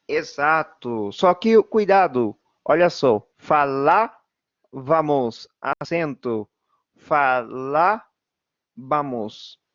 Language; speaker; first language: Portuguese; non-native, fluent; Spanish